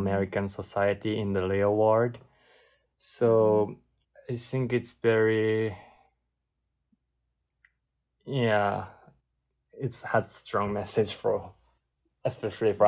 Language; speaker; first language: English; non-native, learner; Japanese